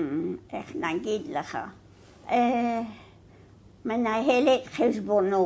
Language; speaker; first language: Hebrew; non-native, fluent; English